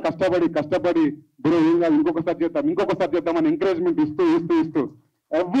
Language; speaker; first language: Telugu; native; Telugu